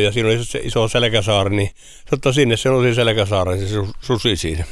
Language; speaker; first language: Finnish; native; Finnish